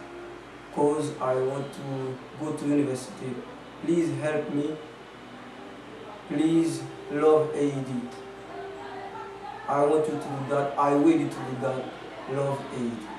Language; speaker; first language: English; non-native, learner; Haitian Creole